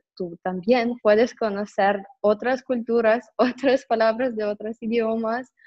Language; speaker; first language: Spanish; non-native, fluent; Russian